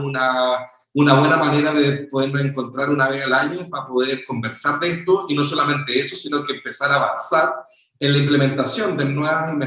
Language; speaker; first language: Spanish; native; Spanish